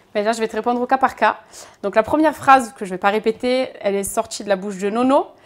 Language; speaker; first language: French; native; French